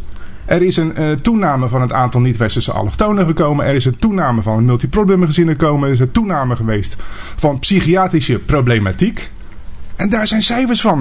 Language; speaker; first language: Dutch; native; Dutch